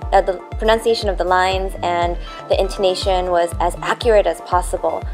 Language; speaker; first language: English; early bilingual, other home language; Korean